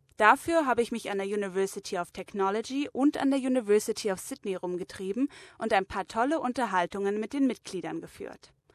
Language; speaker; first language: German; native; German